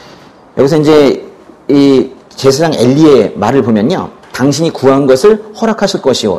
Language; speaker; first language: Korean; native; Korean